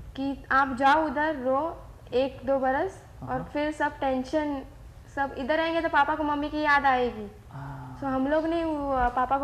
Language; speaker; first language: Hindi; native; Hindi